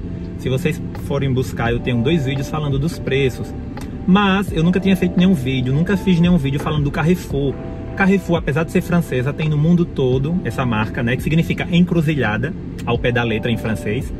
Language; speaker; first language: Portuguese; native; Portuguese